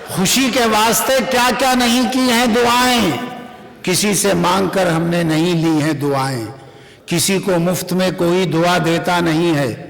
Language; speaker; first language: Urdu; native; Urdu